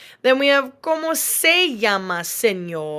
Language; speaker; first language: Spanish; non-native, fluent; English